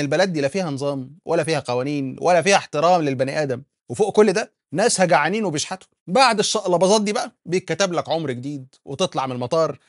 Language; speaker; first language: Arabic; native; Arabic